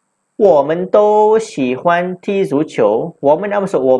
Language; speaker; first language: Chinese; non-native, local second language; Malay